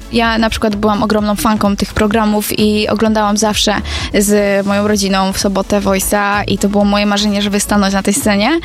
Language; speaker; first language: Polish; native; Polish